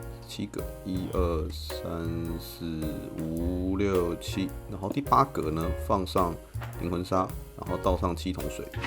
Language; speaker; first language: Chinese; native; Chinese